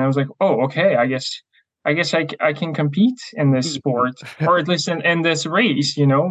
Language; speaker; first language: English; non-native, fluent; Ukrainian